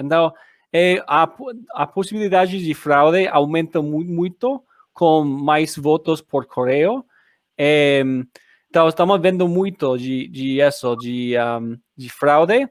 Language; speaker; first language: Portuguese; non-native, learner; English